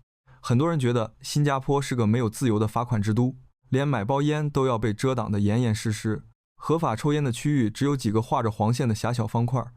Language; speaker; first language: Chinese; native; Chinese